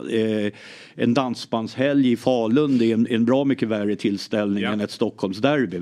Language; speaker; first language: Swedish; early bilingual, other home language; English